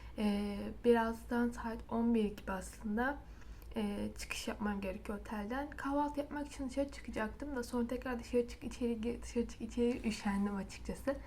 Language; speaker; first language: Turkish; native; Turkish